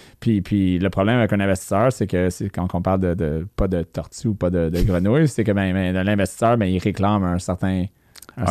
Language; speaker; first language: French; native; French